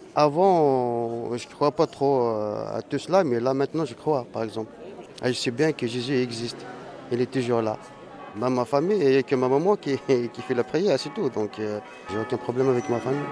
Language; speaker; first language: French; non-native, local second language; Kabyle